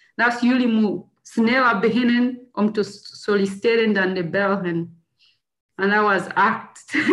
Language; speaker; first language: Dutch; non-native, learner; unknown